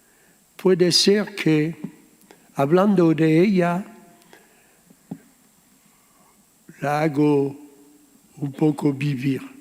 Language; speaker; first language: Spanish; early bilingual, heritage; Ladino